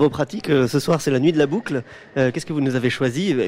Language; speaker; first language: French; native; French